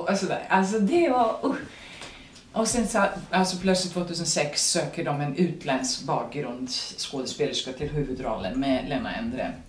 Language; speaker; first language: Swedish; non-native, fluent; Serbian